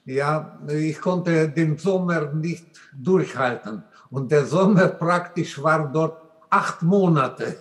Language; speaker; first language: German; non-native, learner; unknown